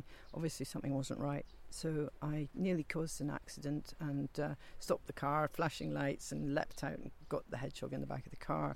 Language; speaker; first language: English; native; English